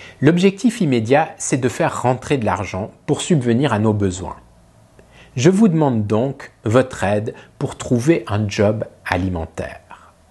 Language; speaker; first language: French; native; French